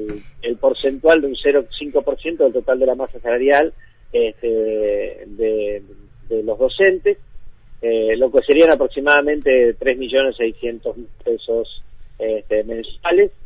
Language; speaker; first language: Spanish; native; Spanish